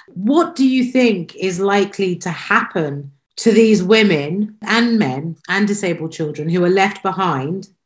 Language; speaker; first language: English; native; English